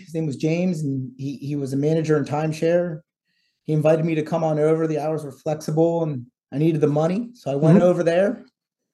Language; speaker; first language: English; native; English